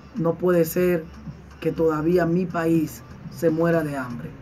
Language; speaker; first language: Spanish; native; Spanish